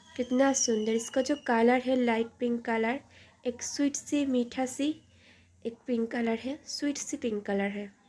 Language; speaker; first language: Hindi; non-native, local second language; Bangla